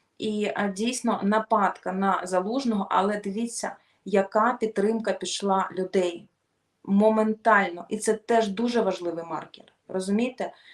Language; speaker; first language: Ukrainian; non-native, local second language; Russian